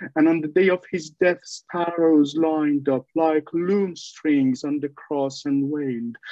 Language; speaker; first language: English; non-native, fluent; Persian